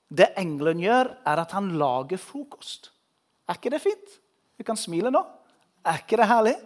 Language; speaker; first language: Norwegian; non-native, fluent; English